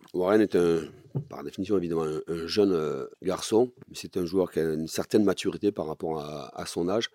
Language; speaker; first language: French; native; French